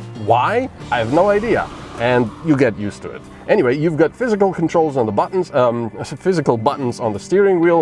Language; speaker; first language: English; non-native, fluent; Slovenian